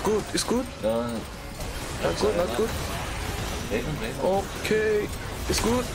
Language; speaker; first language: English; non-native, learner; Korean